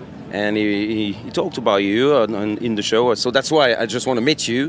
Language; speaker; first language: English; non-native, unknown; French